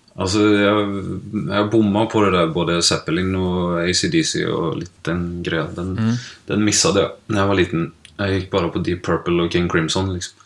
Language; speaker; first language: Swedish; native; Swedish